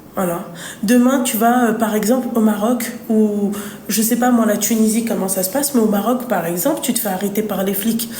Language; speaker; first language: French; native; French